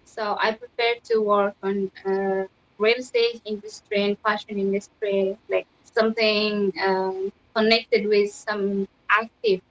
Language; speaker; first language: English; non-native, fluent; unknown